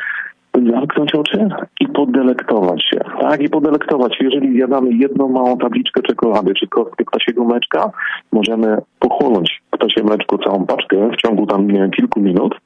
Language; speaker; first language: Polish; native; Polish